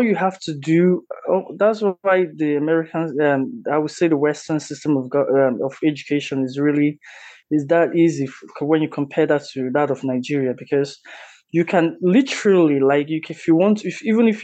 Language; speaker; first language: English; non-native, local second language; Igbo